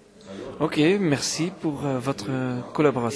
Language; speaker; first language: French; non-native, fluent; Dutch